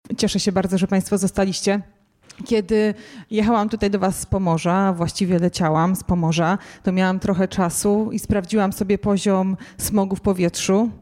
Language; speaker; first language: Polish; native; Polish